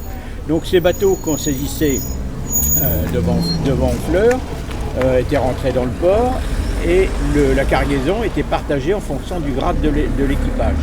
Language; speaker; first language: French; native; French